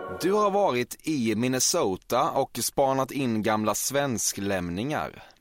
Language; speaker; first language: Swedish; native; Swedish